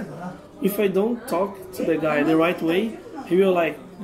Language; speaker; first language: English; non-native, fluent; Portuguese